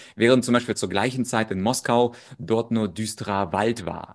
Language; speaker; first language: German; early bilingual, other home language; Russian